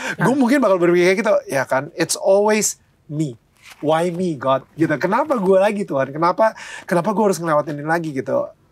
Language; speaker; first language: Indonesian; native; Indonesian